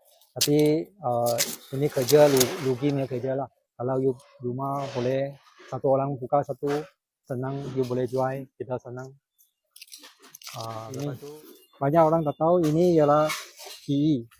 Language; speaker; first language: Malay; non-native, local second language; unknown